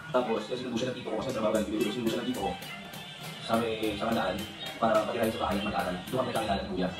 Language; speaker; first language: Filipino; native; Filipino